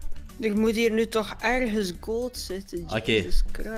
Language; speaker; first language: Dutch; native; Dutch